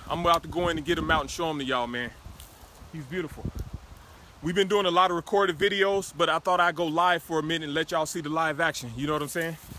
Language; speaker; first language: English; native; English